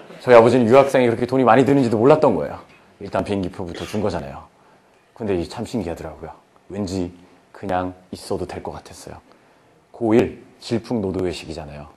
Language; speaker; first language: Korean; native; Korean